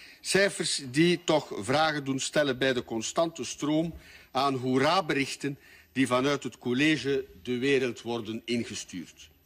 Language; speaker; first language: Dutch; native; Dutch